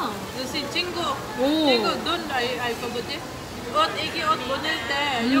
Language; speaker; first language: Korean; non-native, learner; Filipino